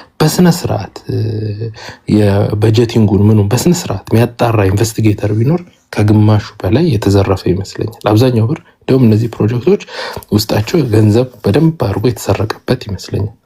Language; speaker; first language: Amharic; native; Amharic